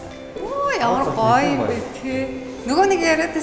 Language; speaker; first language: Mongolian; native; Mongolian